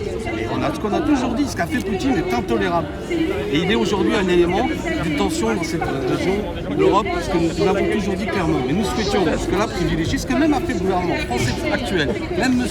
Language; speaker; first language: French; native; French